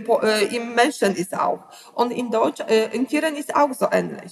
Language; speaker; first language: German; non-native, learner; Polish